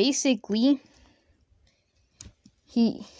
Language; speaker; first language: English; native; English